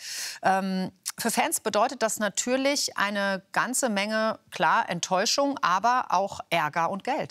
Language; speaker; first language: German; native; German